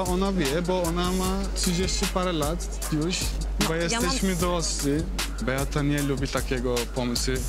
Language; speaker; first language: Polish; non-native, learner; Turkish